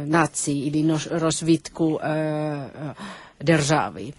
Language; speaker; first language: Ukrainian; non-native, learner; Finnish